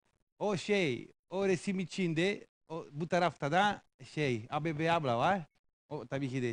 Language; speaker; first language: Turkish; non-native, learner; Italian